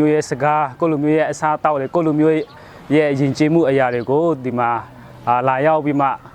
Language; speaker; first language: Burmese; non-native, local second language; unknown